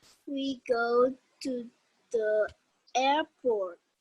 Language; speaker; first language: English; non-native, learner; Vietnamese